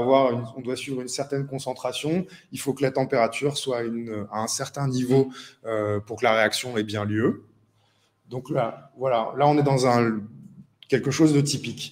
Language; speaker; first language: French; native; French